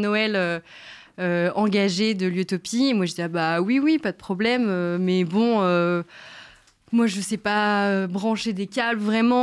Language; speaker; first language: French; native; French